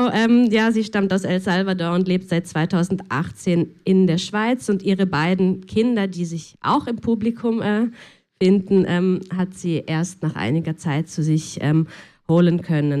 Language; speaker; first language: German; native; German